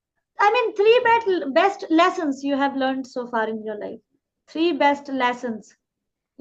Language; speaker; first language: English; non-native, local second language; Hindi